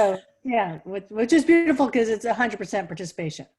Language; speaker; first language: English; native; English